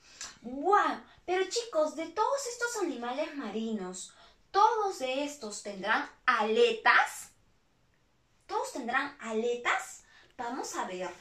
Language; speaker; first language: Spanish; native; Spanish